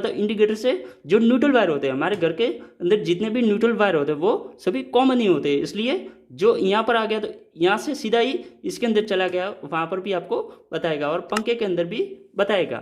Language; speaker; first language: Hindi; native; Hindi